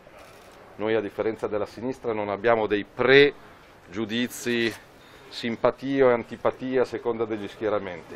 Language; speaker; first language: Italian; native; Italian